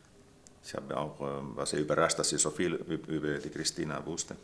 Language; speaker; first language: German; non-native, fluent; Finnish